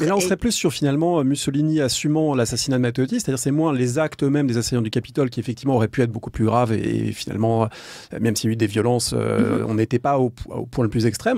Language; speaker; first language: French; native; French